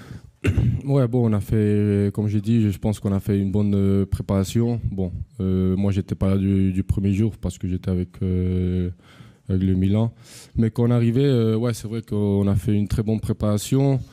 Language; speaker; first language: French; non-native, fluent; Spanish